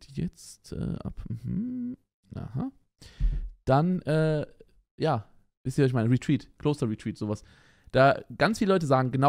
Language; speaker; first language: German; native; German